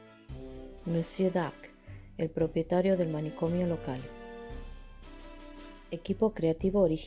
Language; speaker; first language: Spanish; native; Spanish